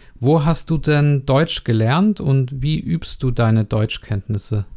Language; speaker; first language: German; non-native, learner; Czech